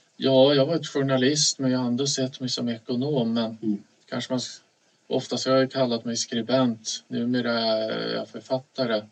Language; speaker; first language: Swedish; native; Swedish